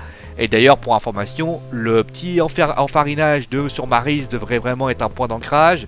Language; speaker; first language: French; native; French